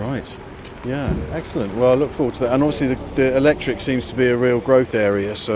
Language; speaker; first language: English; native; English